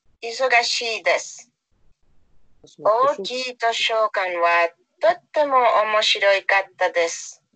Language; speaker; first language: Japanese; non-native, learner; Spanish